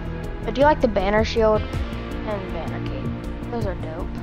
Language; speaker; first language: English; native; English